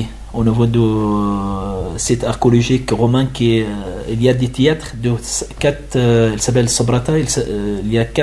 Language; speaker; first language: French; non-native, learner; Arabic